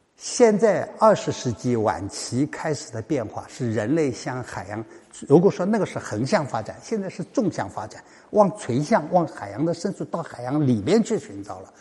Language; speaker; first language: Chinese; native; Chinese